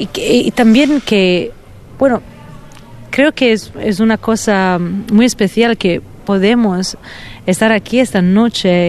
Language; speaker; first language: Spanish; non-native, fluent; Italian